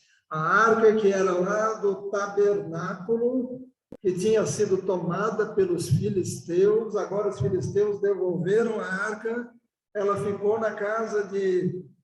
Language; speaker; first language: Portuguese; native; Portuguese